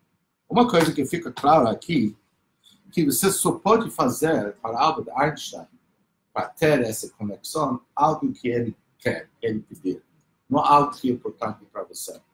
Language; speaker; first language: Portuguese; non-native, fluent; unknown